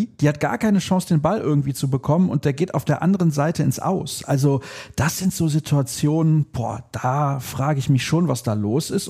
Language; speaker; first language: German; native; German